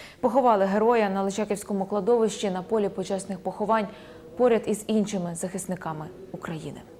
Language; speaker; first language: Ukrainian; native; Ukrainian